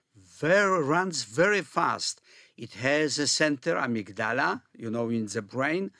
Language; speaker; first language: English; non-native, fluent; Polish